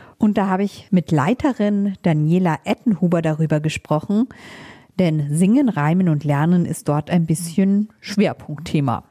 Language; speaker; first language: German; native; German